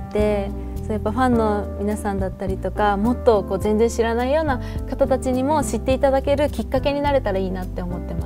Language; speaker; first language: Japanese; native; Japanese